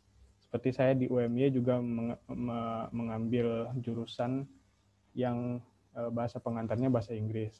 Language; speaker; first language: Indonesian; native; Indonesian